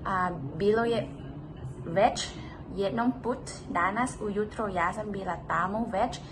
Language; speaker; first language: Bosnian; early bilingual, heritage; Bosnian